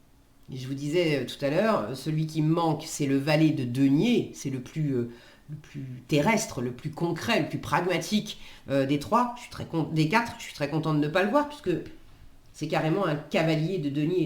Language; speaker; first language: French; native; French